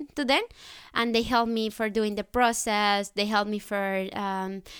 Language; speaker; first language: English; non-native, fluent; Spanish